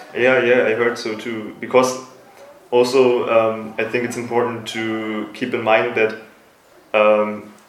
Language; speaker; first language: English; non-native, fluent; German